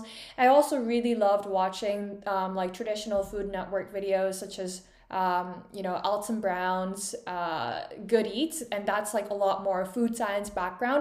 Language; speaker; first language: English; non-native, fluent; Korean